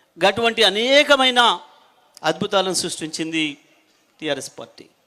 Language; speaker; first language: Telugu; native; Telugu